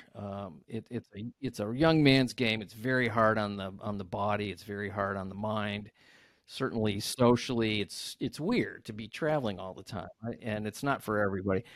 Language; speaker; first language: English; native; English